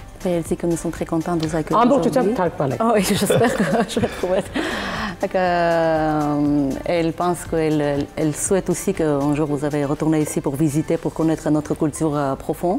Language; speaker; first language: French; non-native, fluent; Armenian